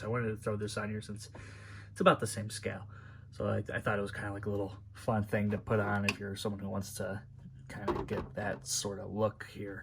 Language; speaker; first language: English; native; English